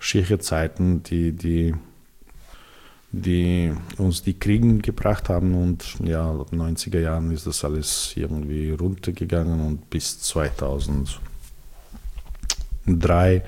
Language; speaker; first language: German; non-native, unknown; Serbian